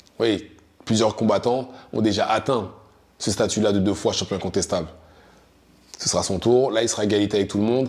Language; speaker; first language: French; native; French